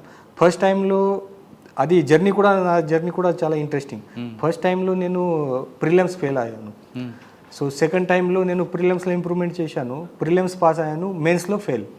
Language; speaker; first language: Telugu; non-native, local second language; Marathi